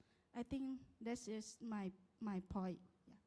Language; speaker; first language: English; non-native, learner; Lao